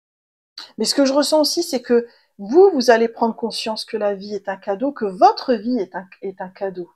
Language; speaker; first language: French; native; French